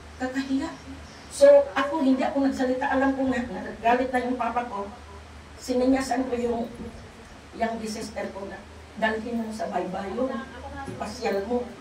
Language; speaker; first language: Filipino; non-native, local second language; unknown